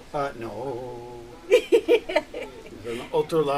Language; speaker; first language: Spanish; non-native, learner; English